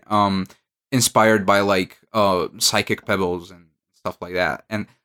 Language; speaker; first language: English; non-native, fluent; Bulgarian